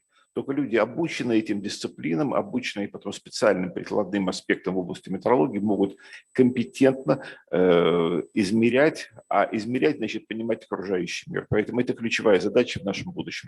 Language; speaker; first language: Russian; native; Russian